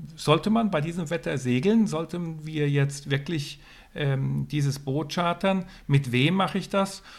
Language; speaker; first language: German; non-native, fluent; Swedish